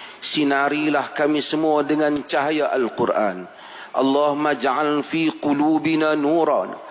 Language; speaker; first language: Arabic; non-native, fluent; Malay